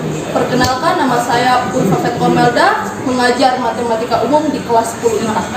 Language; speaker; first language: Indonesian; native; Indonesian